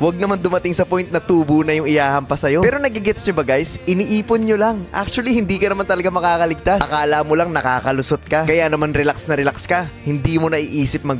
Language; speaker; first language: Filipino; native; Filipino